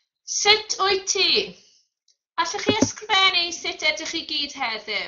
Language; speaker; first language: Welsh; non-native, fluent; English